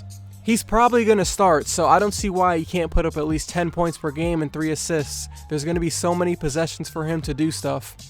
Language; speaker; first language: English; native; English